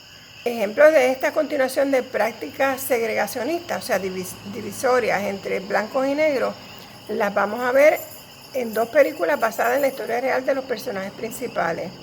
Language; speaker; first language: Spanish; native; Spanish